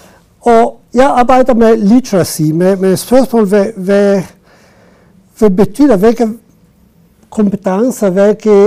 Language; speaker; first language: Danish; non-native, fluent; Italian